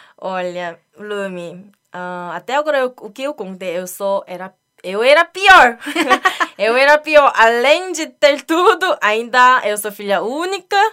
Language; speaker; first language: Portuguese; non-native, fluent; Korean